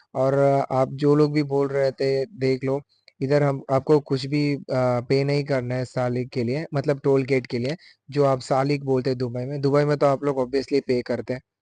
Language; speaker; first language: Hindi; non-native, local second language; Kannada